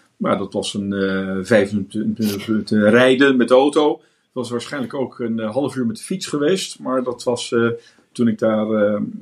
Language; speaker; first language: Dutch; native; Dutch